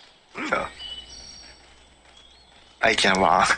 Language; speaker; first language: English; non-native, learner; Japanese